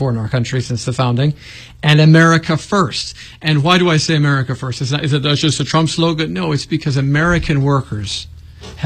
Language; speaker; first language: English; native; English